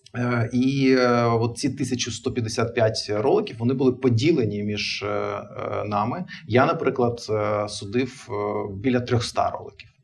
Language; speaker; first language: Ukrainian; non-native, local second language; Russian